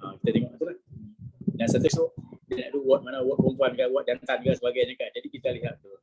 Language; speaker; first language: Malay; native; Malay